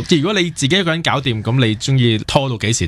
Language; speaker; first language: Cantonese; native; Cantonese